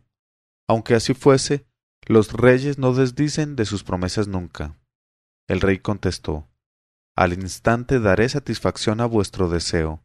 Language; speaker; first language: Spanish; native; Spanish